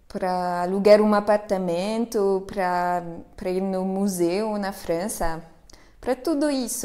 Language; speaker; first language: Portuguese; non-native, fluent; French